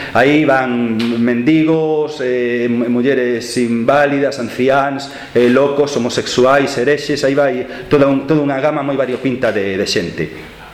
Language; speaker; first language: Galician; non-native, local second language; Spanish